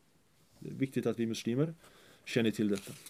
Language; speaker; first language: Swedish; early bilingual, other home language; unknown